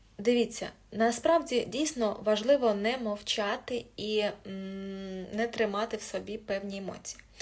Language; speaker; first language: Ukrainian; non-native, local second language; Russian